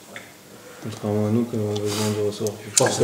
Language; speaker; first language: French; native; French